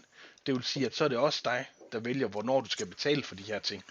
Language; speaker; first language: Danish; native; Danish